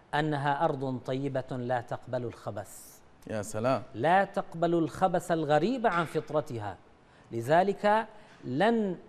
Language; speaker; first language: Arabic; native; Arabic